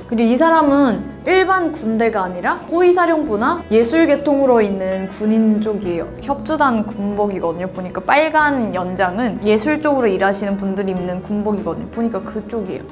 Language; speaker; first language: Korean; native; Korean